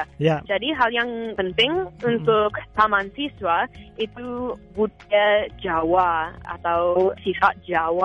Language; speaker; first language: Indonesian; non-native, fluent; English